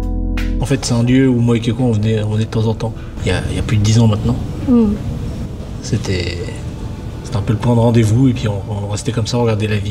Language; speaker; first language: French; native; French